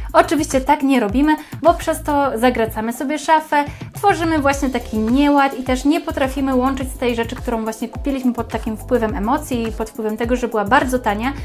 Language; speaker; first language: Polish; native; Polish